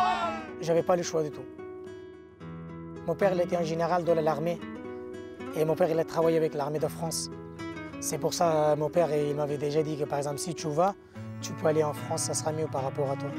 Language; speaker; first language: French; non-native, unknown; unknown